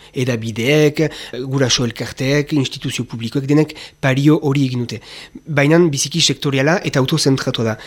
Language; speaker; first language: Basque; native; Basque